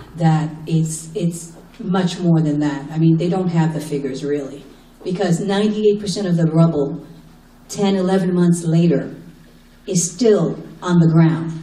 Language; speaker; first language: English; native; English